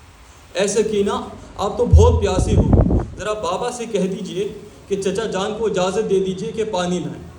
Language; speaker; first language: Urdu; early bilingual, heritage; Urdu